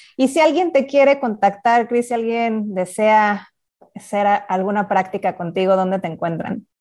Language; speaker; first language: Spanish; native; Spanish